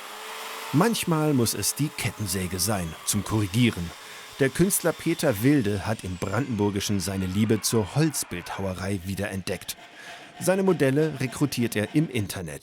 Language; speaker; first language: German; native; German